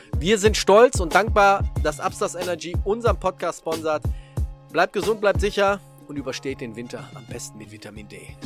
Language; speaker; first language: German; native; German